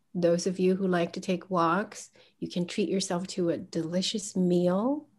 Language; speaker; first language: English; early bilingual, other home language; Chinese